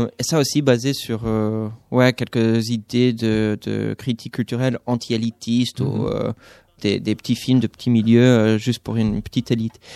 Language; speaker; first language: French; non-native, fluent; English